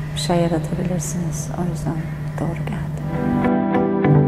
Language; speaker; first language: Turkish; early bilingual, other home language; German